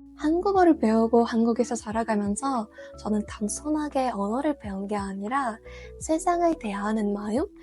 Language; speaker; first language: Korean; non-native, fluent; Russian